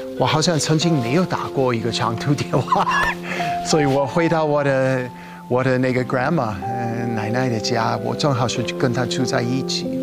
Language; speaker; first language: Chinese; non-native, fluent; English